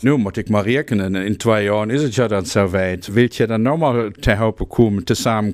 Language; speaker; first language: German; native; German